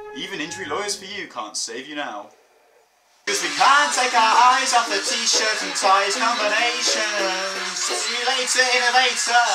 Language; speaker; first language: English; native; English